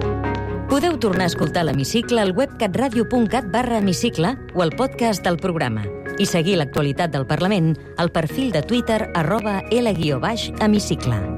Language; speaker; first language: Catalan; native; Catalan